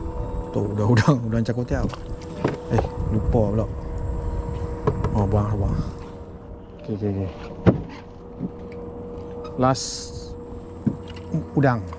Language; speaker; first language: Malay; native; Malay